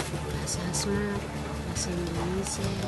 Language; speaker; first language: Indonesian; non-native, local second language; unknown